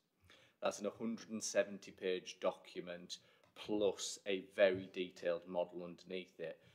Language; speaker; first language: English; native; English